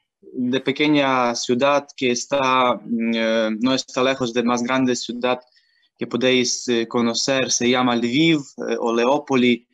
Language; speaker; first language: Spanish; non-native, learner; Ukrainian